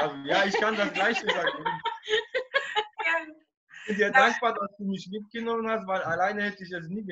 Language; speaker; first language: German; non-native, fluent; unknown